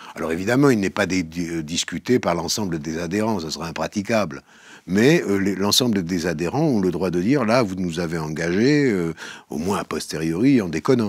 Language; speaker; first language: French; native; French